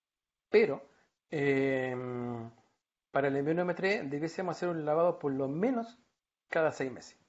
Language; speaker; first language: Spanish; native; Spanish